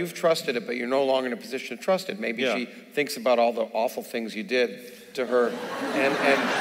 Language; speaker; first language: English; native; English